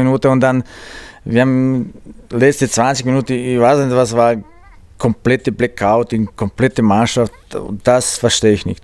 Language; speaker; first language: German; non-native, learner; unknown